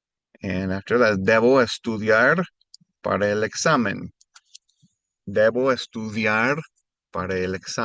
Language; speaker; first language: Spanish; non-native, fluent; English